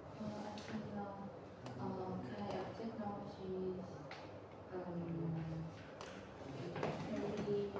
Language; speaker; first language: English; non-native, learner; Vietnamese